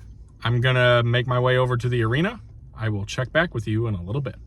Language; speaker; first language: English; native; English